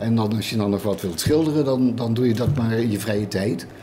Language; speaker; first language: Dutch; native; Dutch